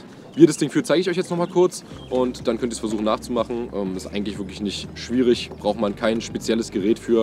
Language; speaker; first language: German; native; German